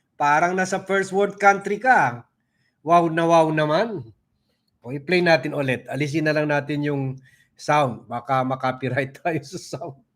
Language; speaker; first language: Filipino; non-native, local second language; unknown